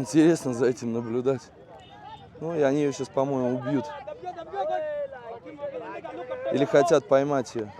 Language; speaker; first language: Russian; native; Russian